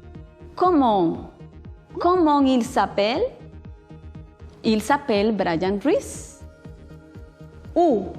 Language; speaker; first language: French; non-native, fluent; Spanish